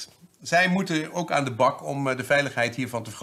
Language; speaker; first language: Dutch; native; Dutch